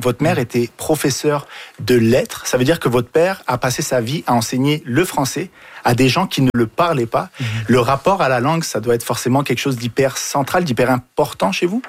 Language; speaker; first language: French; early bilingual, other home language; Arabic